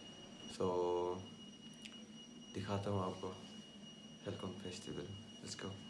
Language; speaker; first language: Hindi; non-native, local second language; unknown